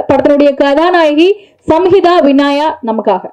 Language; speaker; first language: Tamil; native; Tamil